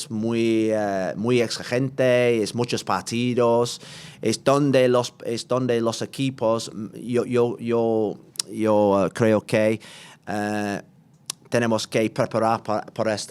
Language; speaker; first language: Spanish; non-native, learner; English